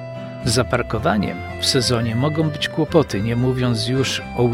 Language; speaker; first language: Polish; native; Polish